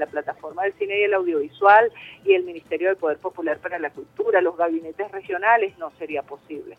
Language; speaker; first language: Spanish; native; Spanish